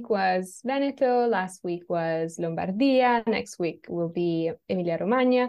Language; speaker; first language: English; non-native, fluent; Italian